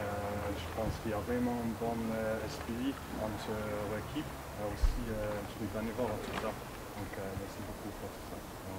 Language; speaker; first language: French; non-native, fluent; English